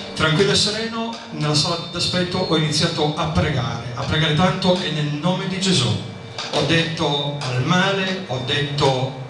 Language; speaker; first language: Italian; native; Italian